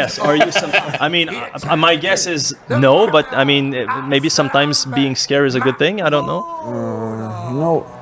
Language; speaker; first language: English; non-native, fluent; French